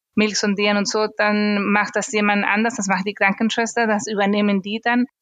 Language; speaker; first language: German; non-native, fluent; Spanish